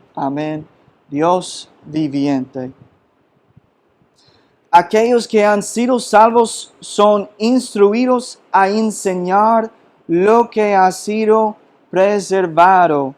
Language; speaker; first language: Spanish; non-native, fluent; English